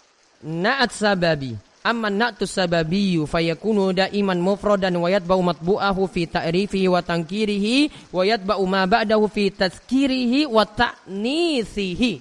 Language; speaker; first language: Arabic; non-native, fluent; Indonesian